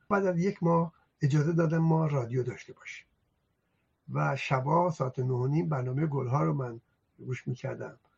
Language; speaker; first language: Persian; non-native, local second language; Azerbaijani